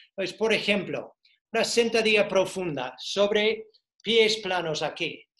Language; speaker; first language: Spanish; non-native, fluent; English